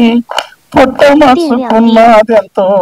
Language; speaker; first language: Telugu; native; Telugu